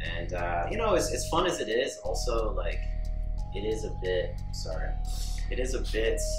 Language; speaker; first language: English; native; English